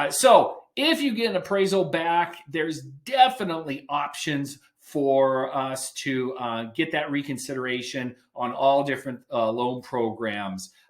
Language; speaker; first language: English; native; English